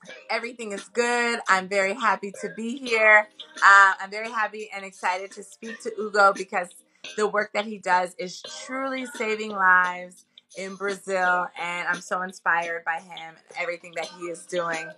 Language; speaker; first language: English; native; English